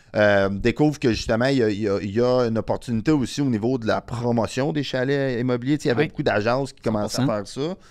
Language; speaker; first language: French; native; French